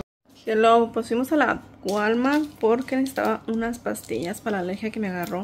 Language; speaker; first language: Spanish; native; Spanish